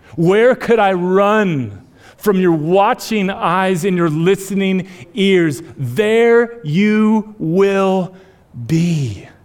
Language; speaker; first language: English; native; English